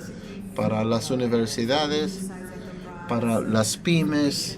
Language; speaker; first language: Spanish; non-native, fluent; Italian